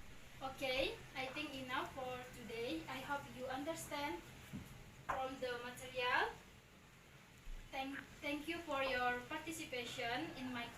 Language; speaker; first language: English; non-native, learner; Indonesian